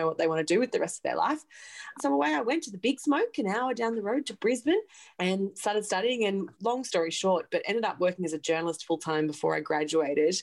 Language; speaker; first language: English; native; English